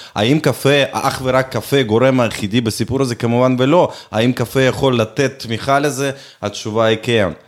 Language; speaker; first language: Hebrew; non-native, fluent; Russian